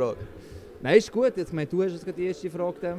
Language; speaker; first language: German; native; German